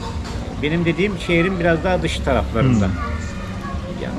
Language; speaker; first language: Turkish; native; Turkish